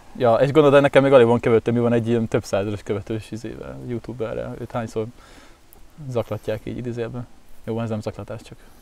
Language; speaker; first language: Hungarian; native; Hungarian